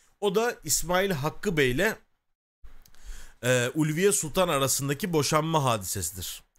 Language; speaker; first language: Turkish; native; Turkish